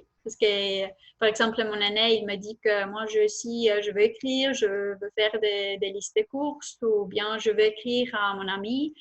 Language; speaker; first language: French; non-native, fluent; Estonian